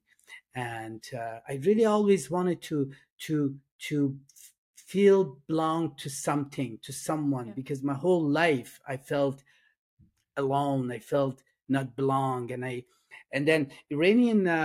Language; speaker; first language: English; non-native, fluent; Persian